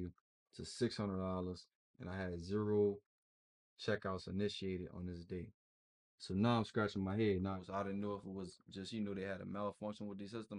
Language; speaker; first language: English; native; English